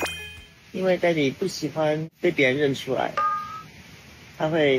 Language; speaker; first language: Chinese; non-native, local second language; Cantonese